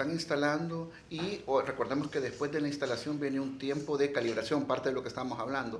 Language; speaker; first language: Spanish; native; Spanish